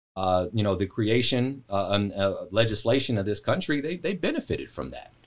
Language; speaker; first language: English; native; English